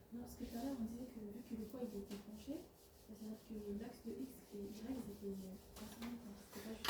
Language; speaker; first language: French; native; French